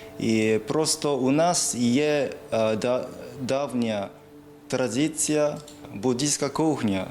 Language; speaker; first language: Ukrainian; non-native, learner; Japanese